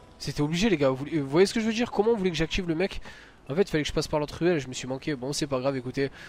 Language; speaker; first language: French; native; French